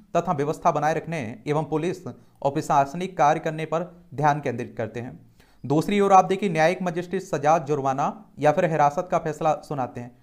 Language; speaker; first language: Hindi; native; Hindi